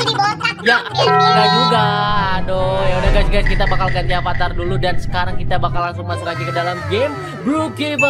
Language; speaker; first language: Indonesian; native; Indonesian